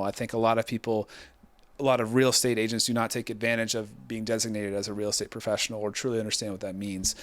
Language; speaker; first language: English; native; English